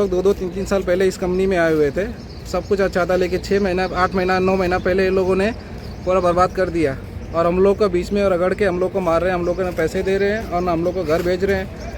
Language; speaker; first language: Hindi; native; Hindi